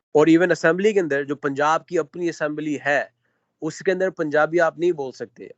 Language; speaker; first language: Urdu; non-native, local second language; Punjabi